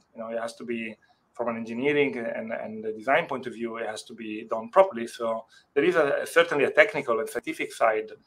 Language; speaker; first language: English; non-native, fluent; Italian